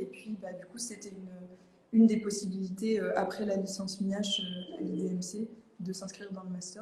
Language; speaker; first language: French; native; French